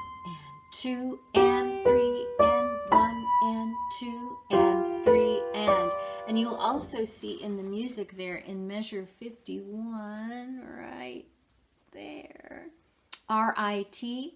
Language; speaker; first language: English; native; English